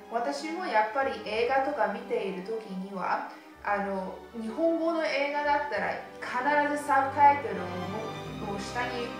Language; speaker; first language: Japanese; early bilingual, other home language; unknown